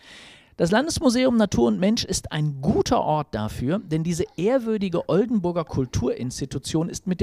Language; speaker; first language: German; native; German